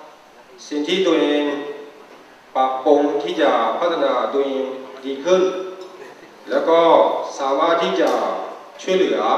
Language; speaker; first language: Thai; non-native, fluent; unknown